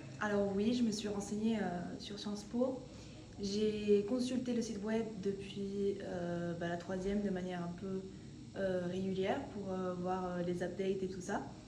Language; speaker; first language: French; non-native, fluent; Spanish